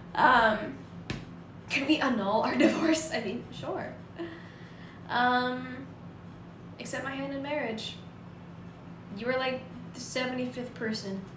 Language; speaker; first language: English; early bilingual, other home language; Korean